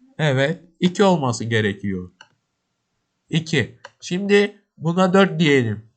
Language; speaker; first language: Turkish; native; Turkish